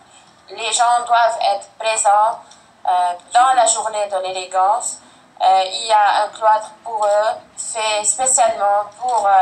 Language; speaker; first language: French; non-native, fluent; Arabic